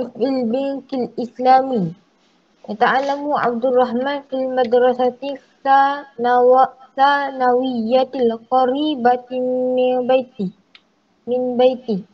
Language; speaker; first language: Arabic; non-native, learner; Malay